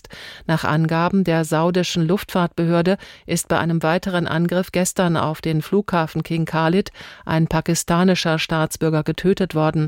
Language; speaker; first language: German; native; German